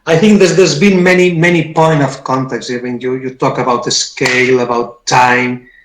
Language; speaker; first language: English; non-native, fluent; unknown